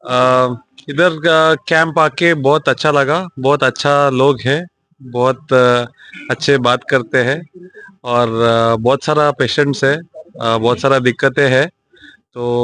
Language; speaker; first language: Hindi; non-native, local second language; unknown